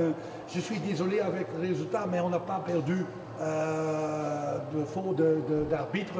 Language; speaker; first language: French; non-native, fluent; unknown